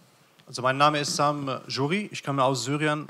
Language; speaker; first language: German; non-native, fluent; Arabic